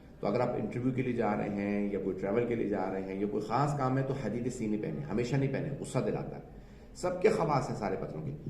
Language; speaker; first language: Urdu; native; Urdu